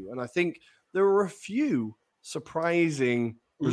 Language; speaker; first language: English; native; English